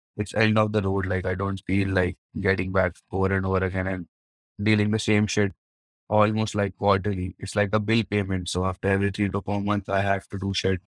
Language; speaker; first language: English; non-native, local second language; Hindi